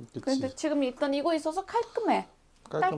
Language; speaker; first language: Korean; non-native, learner; Turkish